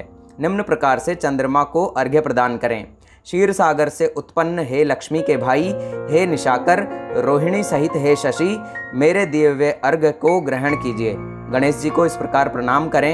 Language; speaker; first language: Hindi; native; Hindi